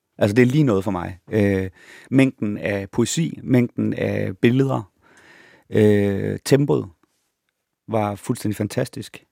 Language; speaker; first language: Danish; native; Danish